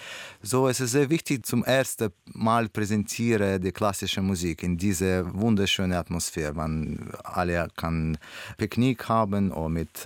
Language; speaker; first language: German; non-native, learner; Russian